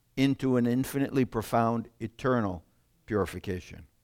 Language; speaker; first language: English; non-native, fluent; Italian